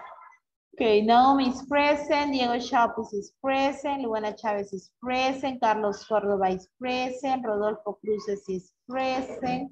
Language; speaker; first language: English; non-native, fluent; Spanish